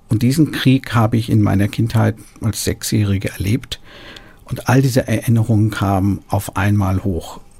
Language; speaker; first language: German; early bilingual, other home language; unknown